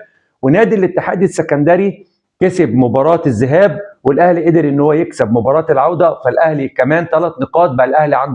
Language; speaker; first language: Arabic; native; Arabic